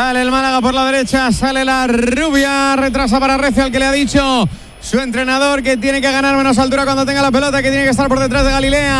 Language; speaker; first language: Spanish; native; Spanish